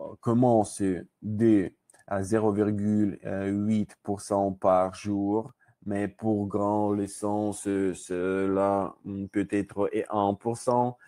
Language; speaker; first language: French; non-native, learner; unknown